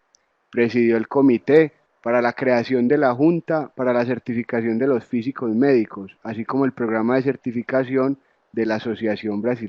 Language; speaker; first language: Spanish; native; Spanish